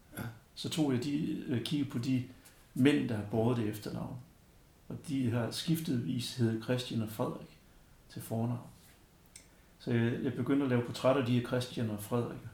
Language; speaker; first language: Danish; early bilingual, other home language; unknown